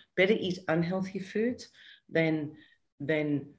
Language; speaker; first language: English; native; English